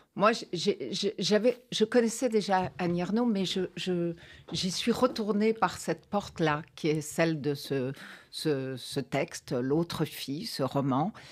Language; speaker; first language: French; native; French